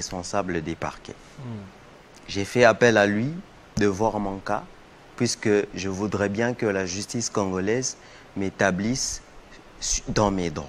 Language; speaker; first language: French; non-native, local second language; Lingala